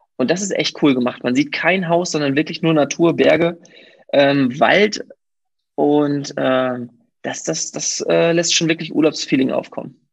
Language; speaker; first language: German; native; German